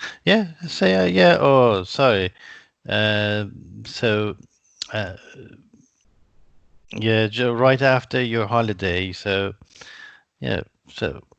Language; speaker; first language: English; non-native, fluent; Persian